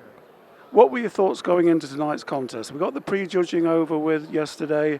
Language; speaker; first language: English; native; English